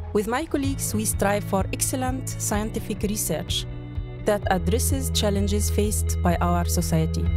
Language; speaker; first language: English; non-native, fluent; Arabic